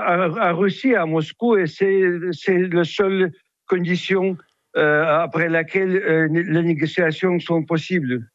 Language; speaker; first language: French; non-native, fluent; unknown